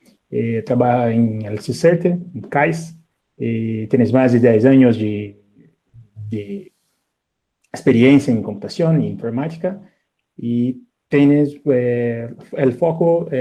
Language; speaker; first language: Spanish; non-native, fluent; Portuguese